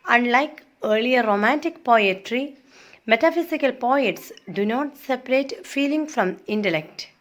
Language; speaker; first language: English; non-native, local second language; Malayalam